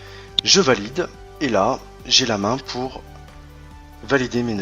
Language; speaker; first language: French; native; French